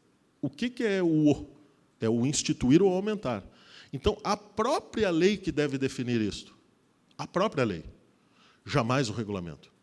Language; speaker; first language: Portuguese; native; Portuguese